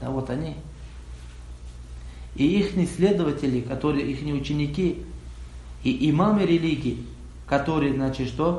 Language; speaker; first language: Russian; non-native, local second language; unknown